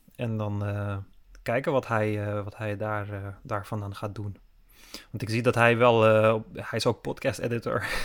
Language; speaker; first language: Dutch; early bilingual, other home language; Turkish